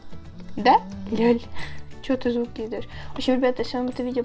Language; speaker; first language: Russian; native; Russian